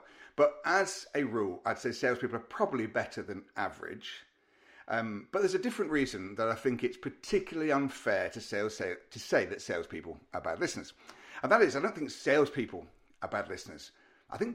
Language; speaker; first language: English; native; English